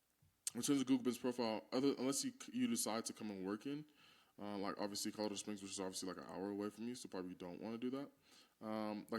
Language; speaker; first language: English; native; English